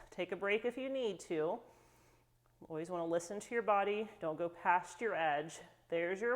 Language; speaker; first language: English; native; English